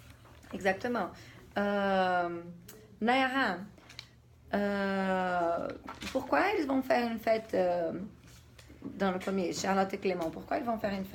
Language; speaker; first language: French; non-native, fluent; Portuguese